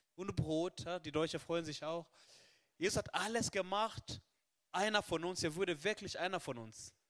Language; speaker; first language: German; non-native, fluent; Swahili